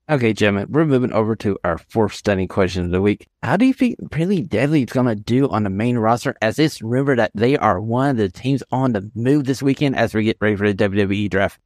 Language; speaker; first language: English; native; English